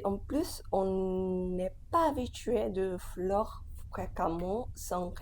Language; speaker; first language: French; non-native, fluent; Japanese